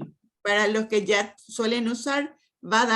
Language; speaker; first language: Spanish; native; Spanish